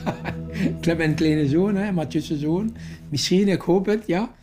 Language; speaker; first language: Dutch; non-native, learner; Morisyen